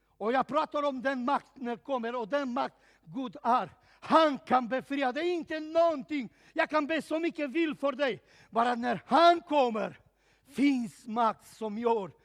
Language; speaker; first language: Swedish; non-native, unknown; Serbian